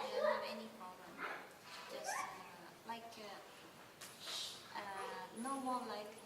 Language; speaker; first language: English; non-native, learner; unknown